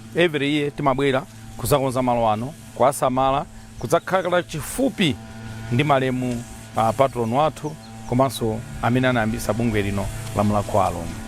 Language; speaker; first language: Nyanja; non-native, local second language; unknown